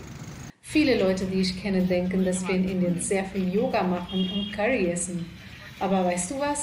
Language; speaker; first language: German; non-native, fluent; Hindi